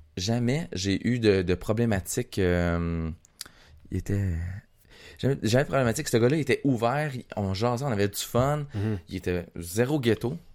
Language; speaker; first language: French; native; French